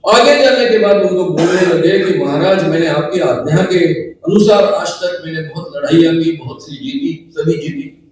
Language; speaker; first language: Hindi; non-native, local second language; Marathi